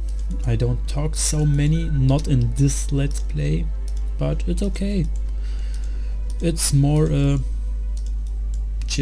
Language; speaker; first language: English; non-native, learner; German